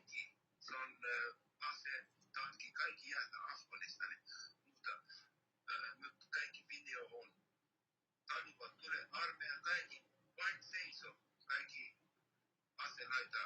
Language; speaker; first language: Finnish; non-native, learner; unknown